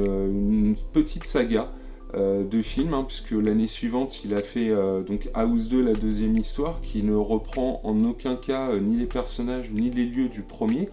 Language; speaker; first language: French; native; French